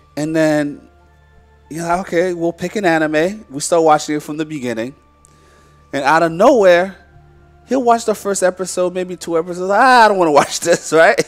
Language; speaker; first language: English; native; English